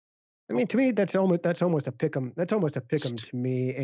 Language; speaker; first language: English; native; English